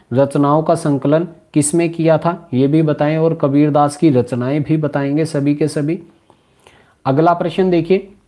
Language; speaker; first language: Hindi; native; Hindi